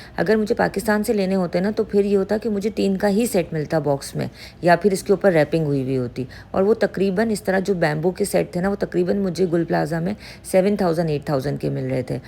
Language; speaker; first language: Urdu; native; Urdu